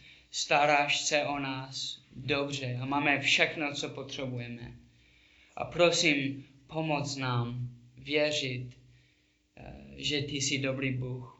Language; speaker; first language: Czech; non-native, learner; English